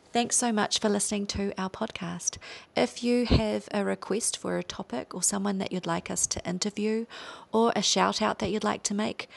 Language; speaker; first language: English; native; English